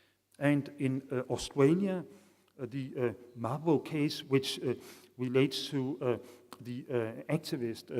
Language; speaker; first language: English; non-native, fluent; Danish